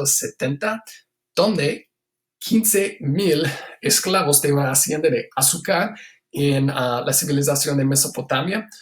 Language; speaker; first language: Spanish; non-native, fluent; English